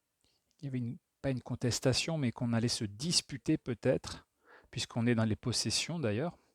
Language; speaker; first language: French; native; French